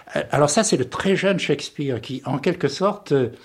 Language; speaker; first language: French; native; French